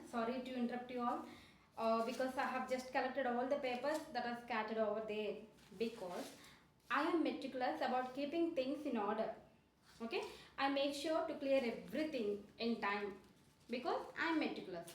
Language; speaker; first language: English; non-native, local second language; Telugu